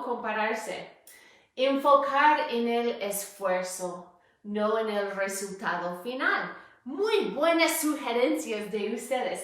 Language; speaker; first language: Spanish; non-native, fluent; English